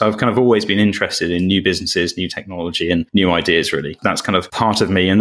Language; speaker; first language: English; native; English